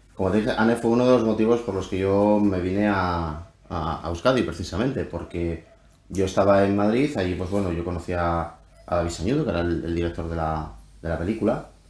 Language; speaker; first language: Spanish; native; Spanish